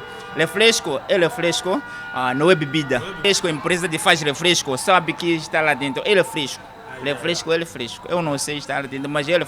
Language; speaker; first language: Portuguese; non-native, learner; Kinyarwanda